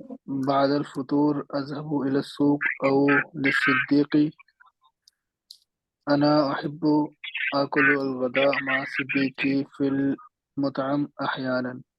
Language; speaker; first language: Arabic; non-native, learner; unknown